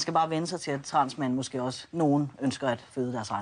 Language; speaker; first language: Danish; native; Danish